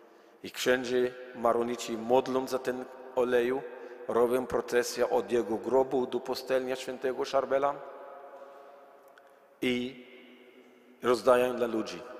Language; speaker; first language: Polish; non-native, learner; Arabic